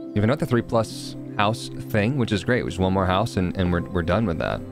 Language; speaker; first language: English; native; English